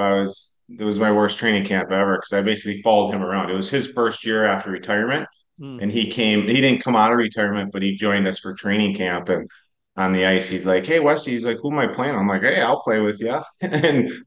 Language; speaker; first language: English; native; English